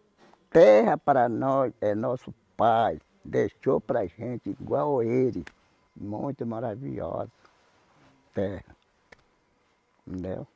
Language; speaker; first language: Portuguese; non-native, local second language; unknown